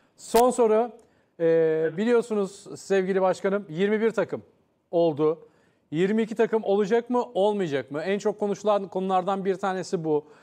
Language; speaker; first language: Turkish; native; Turkish